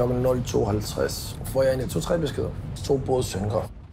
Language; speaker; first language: Danish; early bilingual, other home language; Arabic